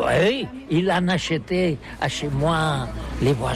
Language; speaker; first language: French; non-native, learner; Catalan